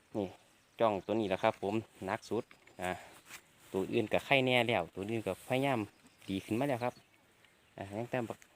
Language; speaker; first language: Thai; native; Thai